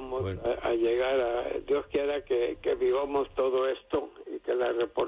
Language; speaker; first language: Spanish; native; Spanish